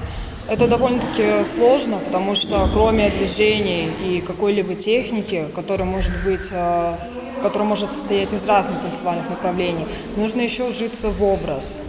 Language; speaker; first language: Russian; native; Russian